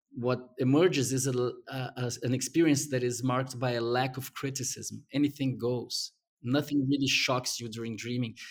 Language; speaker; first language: English; non-native, fluent; Portuguese